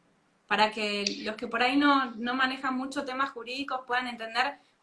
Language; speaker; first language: Spanish; native; Spanish